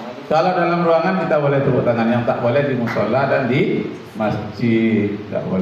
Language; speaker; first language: Indonesian; native; Indonesian